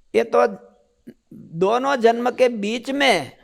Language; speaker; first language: Hindi; non-native, local second language; Gujarati